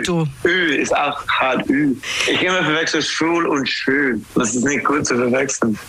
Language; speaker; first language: German; non-native, learner; English